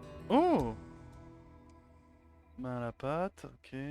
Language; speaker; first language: French; native; French